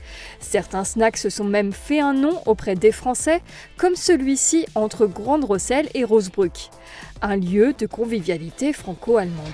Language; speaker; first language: French; native; French